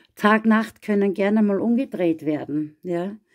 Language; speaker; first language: German; native; German